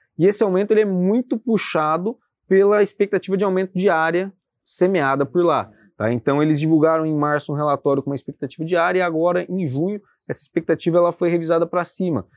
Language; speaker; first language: Portuguese; native; Portuguese